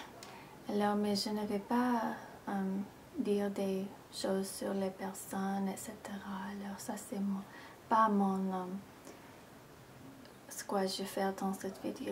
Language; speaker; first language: French; non-native, fluent; English